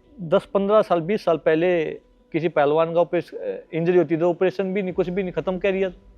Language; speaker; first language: Hindi; native; Hindi